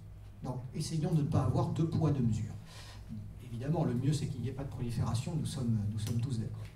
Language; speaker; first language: French; native; French